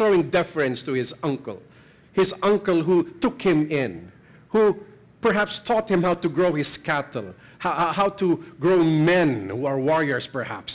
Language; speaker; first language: English; non-native, local second language; Filipino